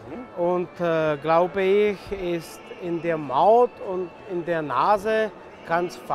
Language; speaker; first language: German; non-native, fluent; Czech